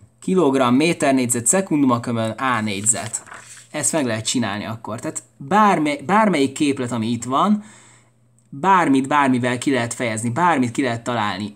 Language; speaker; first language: Hungarian; native; Hungarian